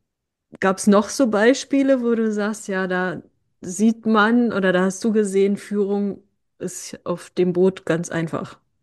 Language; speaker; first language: German; native; German